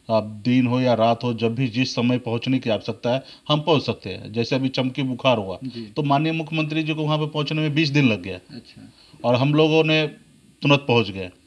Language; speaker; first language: Hindi; native; Hindi